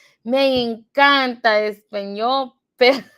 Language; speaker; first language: Spanish; non-native, learner; English